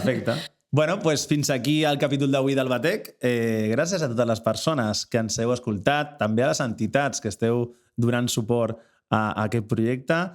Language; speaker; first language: Catalan; native; Catalan